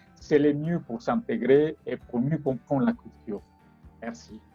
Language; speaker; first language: French; non-native, fluent; Spanish